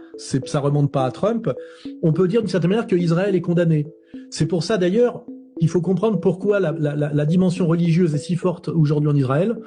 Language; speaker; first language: French; native; French